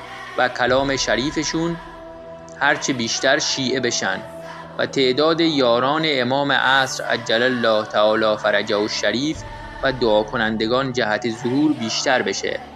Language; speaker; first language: Persian; native; Persian